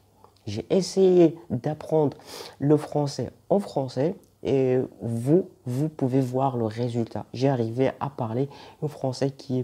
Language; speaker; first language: French; non-native, local second language; Arabic